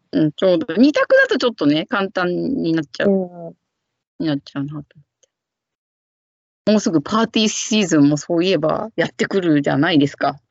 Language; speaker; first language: Japanese; native; Japanese